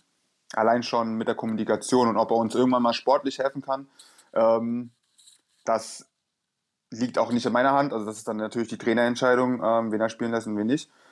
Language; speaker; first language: German; native; German